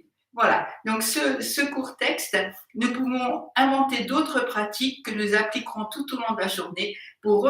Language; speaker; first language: French; native; French